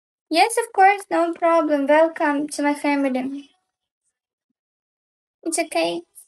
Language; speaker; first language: English; non-native, learner; Ukrainian